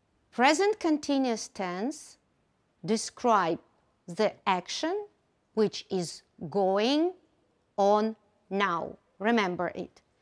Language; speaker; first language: English; non-native, fluent; Ukrainian